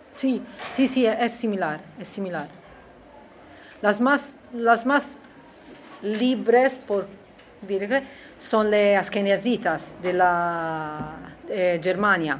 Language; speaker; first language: Spanish; non-native, learner; Italian